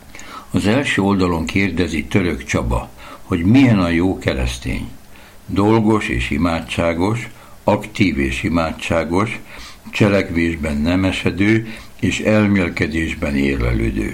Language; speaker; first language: Hungarian; native; Hungarian